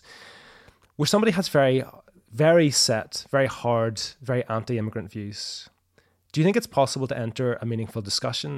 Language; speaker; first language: English; native; English